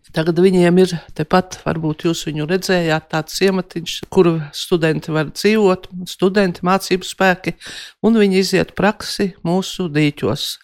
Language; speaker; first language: Latvian; native; Latvian